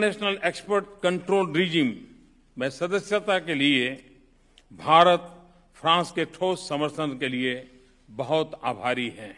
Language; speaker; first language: Hindi; non-native, local second language; Gujarati